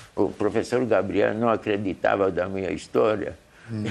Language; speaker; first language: Portuguese; early bilingual, other home language; Hungarian